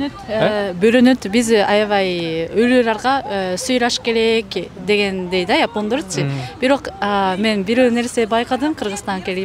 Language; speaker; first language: Kyrgyz; non-native, fluent; Japanese